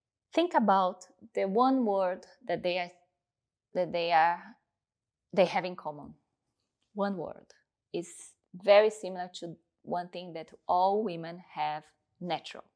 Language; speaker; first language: English; non-native, fluent; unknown